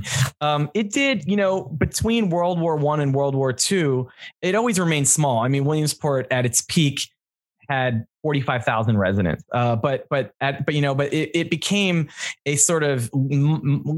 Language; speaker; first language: English; native; English